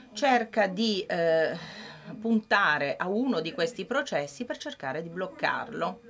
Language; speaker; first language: Italian; non-native, fluent; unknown